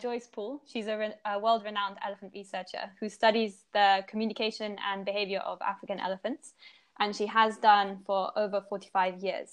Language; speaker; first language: English; native; English